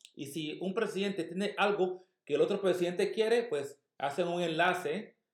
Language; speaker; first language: Spanish; native; Spanish